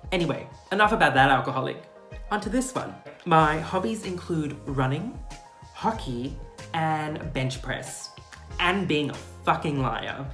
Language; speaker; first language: English; native; English